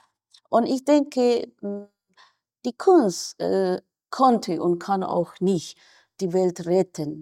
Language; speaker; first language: German; non-native, fluent; Persian